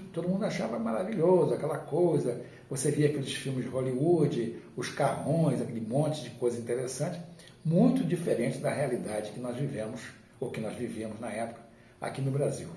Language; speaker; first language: Portuguese; native; Portuguese